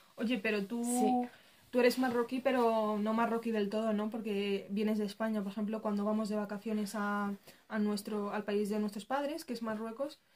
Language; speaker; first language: Spanish; early bilingual, other home language; Arabic